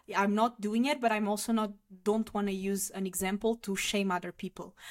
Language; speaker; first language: English; non-native, fluent; Portuguese